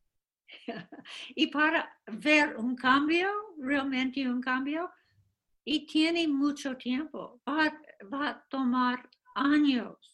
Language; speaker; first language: Spanish; non-native, fluent; English